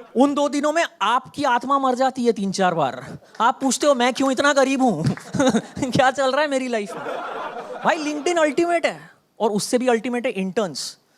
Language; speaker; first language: Hindi; non-native, local second language; Bangla